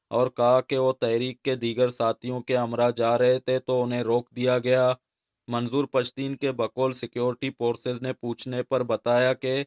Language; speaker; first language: Urdu; non-native, local second language; Baluchi